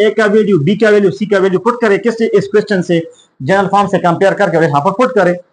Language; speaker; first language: Urdu; non-native, local second language; Pashto